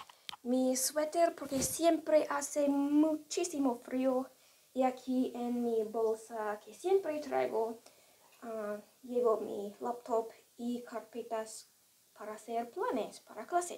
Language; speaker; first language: Spanish; non-native, fluent; English